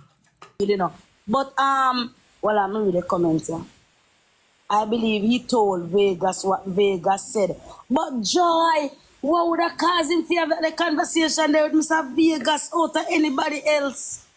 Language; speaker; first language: English; native; English